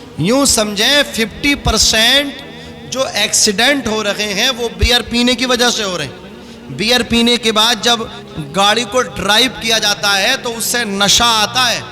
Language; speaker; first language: Urdu; native; Urdu